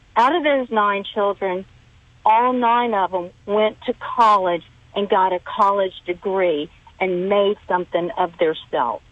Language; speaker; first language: English; native; English